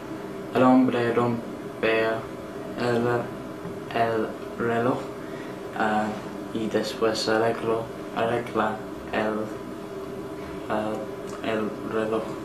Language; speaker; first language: Spanish; non-native, learner; English